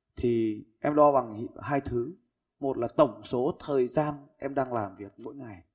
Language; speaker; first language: Vietnamese; native; Vietnamese